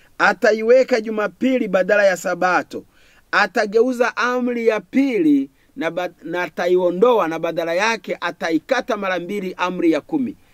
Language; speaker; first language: Swahili; non-native, local second language; Kinyarwanda